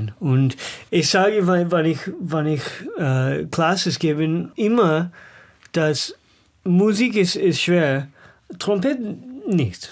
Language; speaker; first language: German; non-native, learner; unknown